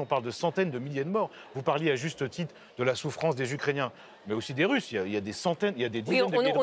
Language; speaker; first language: French; native; French